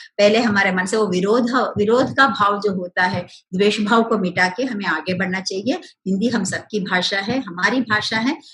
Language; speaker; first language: Hindi; non-native, local second language; Telugu